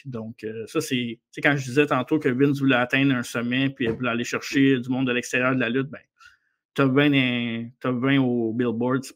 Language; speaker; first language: French; native; French